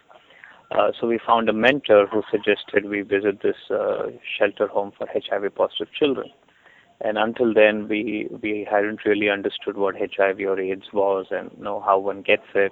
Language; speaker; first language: English; non-native, local second language; Hindi